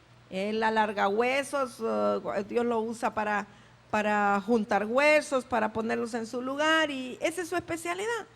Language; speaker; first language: Spanish; native; Spanish